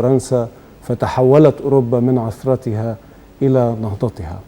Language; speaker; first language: Egyptian Arabic; native; Egyptian Arabic